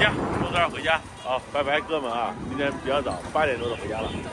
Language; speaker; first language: Chinese; native; Chinese